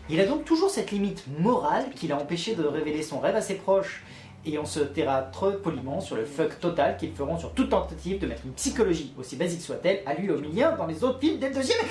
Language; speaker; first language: French; native; French